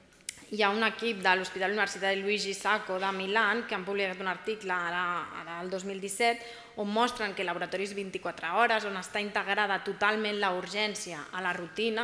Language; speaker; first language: Catalan; native; Catalan